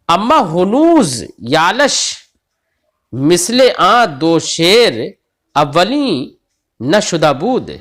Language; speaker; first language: Persian; non-native, fluent; Urdu